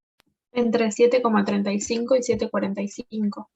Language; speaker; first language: Spanish; native; Spanish